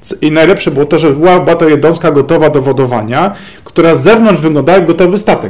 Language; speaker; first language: Polish; native; Polish